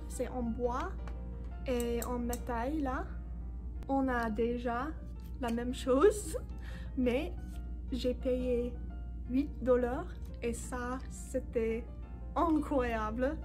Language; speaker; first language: French; non-native, learner; English